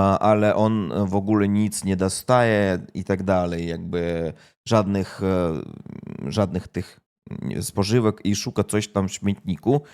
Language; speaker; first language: Polish; non-native, fluent; Russian